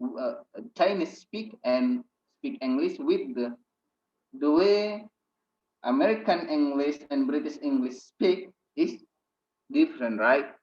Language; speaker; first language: English; non-native, fluent; Indonesian